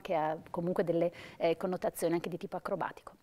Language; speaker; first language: Italian; native; Italian